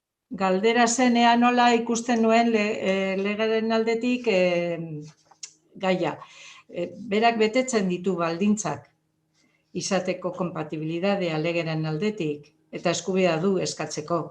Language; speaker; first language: Basque; non-native, local second language; Spanish